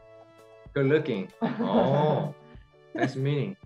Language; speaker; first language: English; non-native, learner; Korean